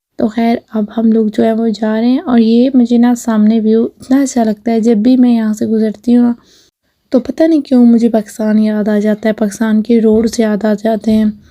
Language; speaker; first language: Urdu; native; Urdu